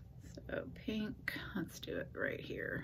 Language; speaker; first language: English; native; English